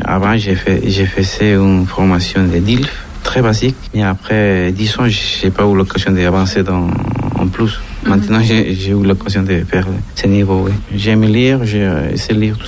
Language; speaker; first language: French; non-native, learner; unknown